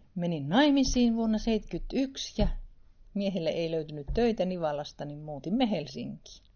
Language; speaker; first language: Finnish; native; Finnish